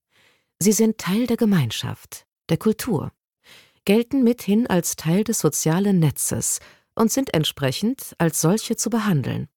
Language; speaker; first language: German; native; German